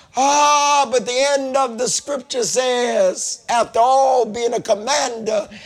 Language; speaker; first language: English; native; English